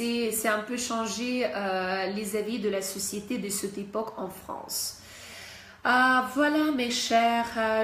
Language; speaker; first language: French; non-native, fluent; Russian